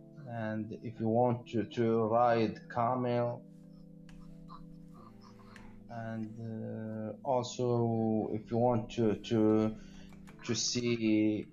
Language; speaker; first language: English; non-native, learner; Arabic